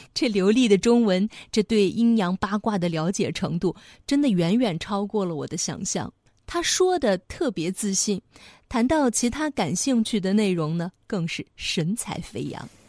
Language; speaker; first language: Chinese; native; Chinese